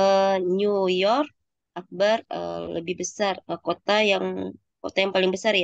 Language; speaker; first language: Indonesian; native; Indonesian